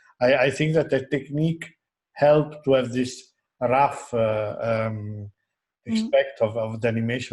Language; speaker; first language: English; non-native, fluent; Italian